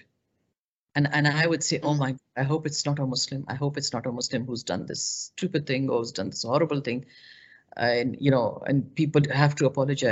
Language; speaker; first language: English; non-native, local second language; Pashto